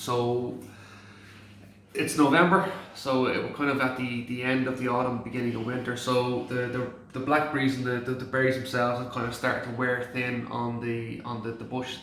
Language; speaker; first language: English; native; English